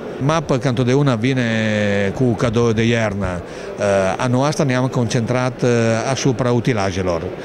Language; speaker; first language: Romanian; non-native, fluent; Italian